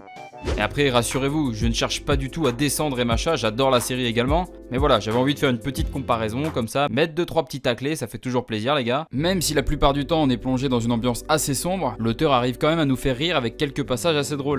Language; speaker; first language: French; native; French